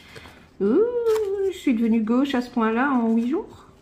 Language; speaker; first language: French; native; French